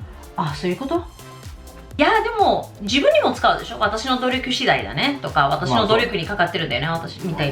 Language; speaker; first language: Japanese; non-native, fluent; English